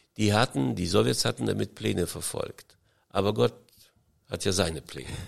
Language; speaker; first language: German; early bilingual, heritage; German